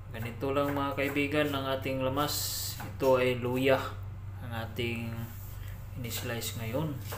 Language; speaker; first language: Filipino; non-native, local second language; Cebuano